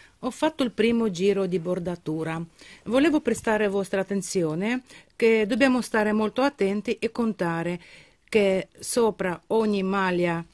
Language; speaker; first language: Italian; non-native, fluent; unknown